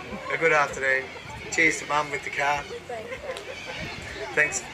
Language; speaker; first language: English; native; English